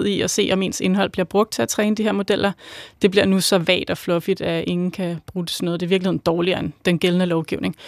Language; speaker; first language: Danish; native; Danish